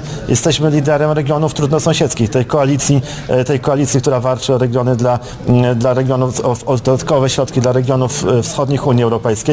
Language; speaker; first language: Polish; native; Polish